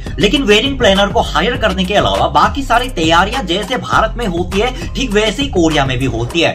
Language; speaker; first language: Hindi; non-native, fluent; Korean